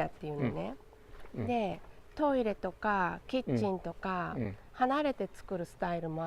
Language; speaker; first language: Japanese; native; Japanese